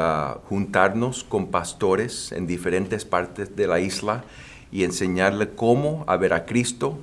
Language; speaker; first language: Spanish; early bilingual, heritage; Spanish